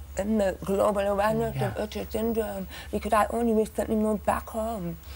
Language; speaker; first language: English; native; English